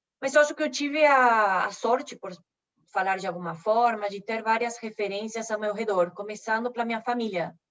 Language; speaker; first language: Portuguese; non-native, fluent; Spanish